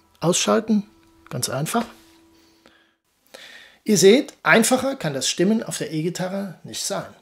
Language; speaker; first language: German; native; German